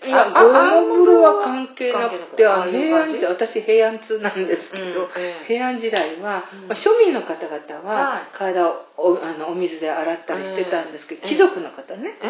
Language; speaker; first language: Japanese; native; Japanese